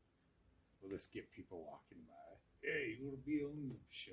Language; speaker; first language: English; native; English